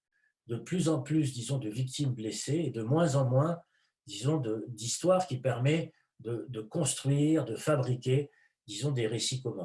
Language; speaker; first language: French; native; French